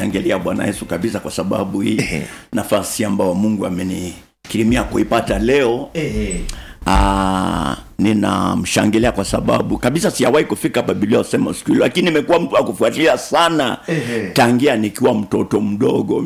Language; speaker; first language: Swahili; native; Swahili